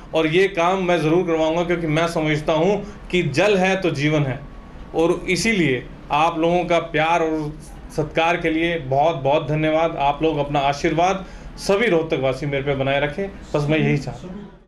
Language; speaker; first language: Hindi; native; Hindi